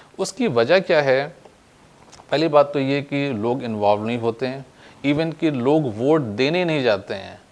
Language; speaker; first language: Urdu; native; Urdu